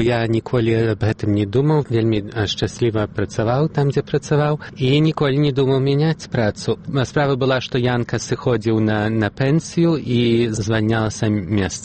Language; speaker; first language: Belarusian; early bilingual, heritage; Belarusian